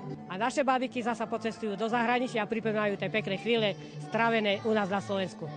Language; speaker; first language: Slovak; native; Slovak